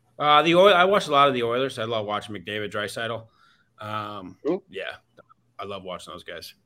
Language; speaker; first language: English; native; English